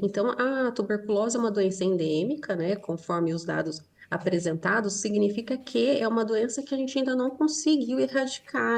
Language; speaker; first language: Portuguese; native; Portuguese